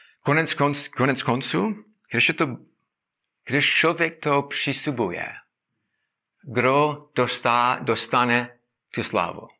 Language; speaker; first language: Czech; non-native, fluent; English